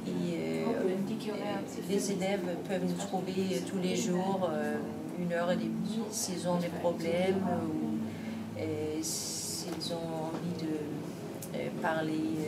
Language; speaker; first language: French; non-native, fluent; Danish